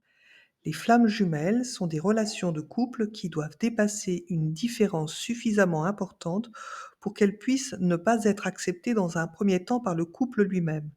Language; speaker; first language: French; native; French